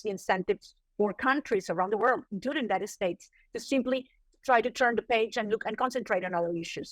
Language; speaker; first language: English; non-native, fluent; Spanish